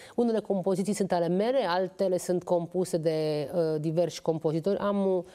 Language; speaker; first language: Romanian; native; Romanian